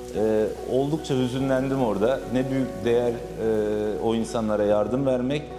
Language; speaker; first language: Turkish; native; Turkish